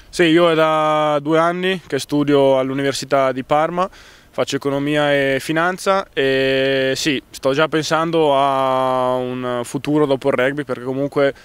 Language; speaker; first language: Italian; native; Italian